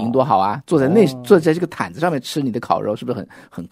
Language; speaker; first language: Chinese; native; Chinese